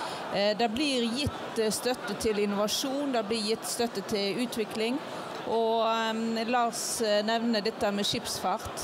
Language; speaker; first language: Norwegian; native; Norwegian